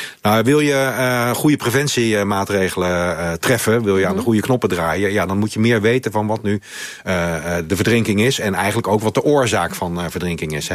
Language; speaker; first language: Dutch; native; Dutch